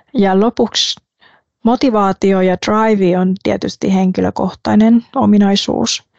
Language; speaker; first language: Finnish; non-native, fluent; Vietnamese